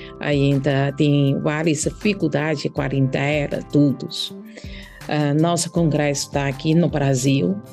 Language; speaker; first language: Portuguese; non-native, learner; Chinese